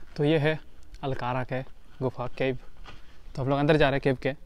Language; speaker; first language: Hindi; native; Hindi